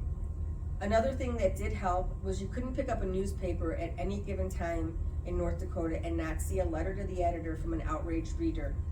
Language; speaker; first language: English; native; English